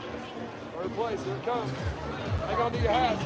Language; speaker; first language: English; native; English